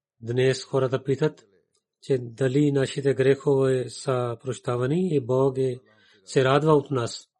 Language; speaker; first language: Bulgarian; non-native, learner; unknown